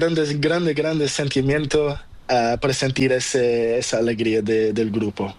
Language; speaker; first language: Spanish; non-native, learner; Portuguese